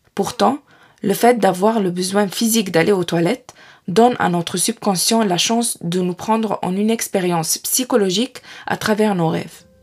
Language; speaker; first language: French; non-native, fluent; Arabic